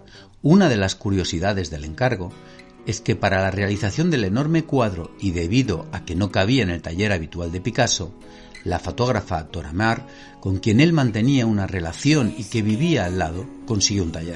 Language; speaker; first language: Spanish; native; Spanish